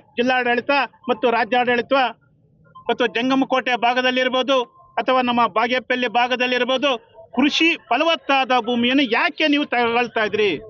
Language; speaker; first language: Kannada; native; Kannada